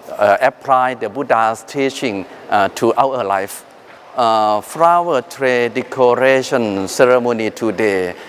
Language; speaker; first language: English; non-native, fluent; Thai